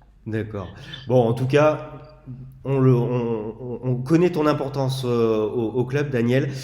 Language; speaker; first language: French; native; French